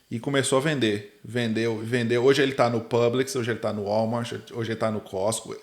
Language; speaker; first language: Portuguese; native; Portuguese